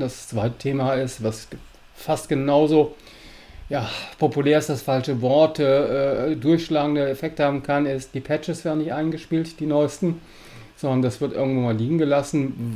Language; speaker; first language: German; native; German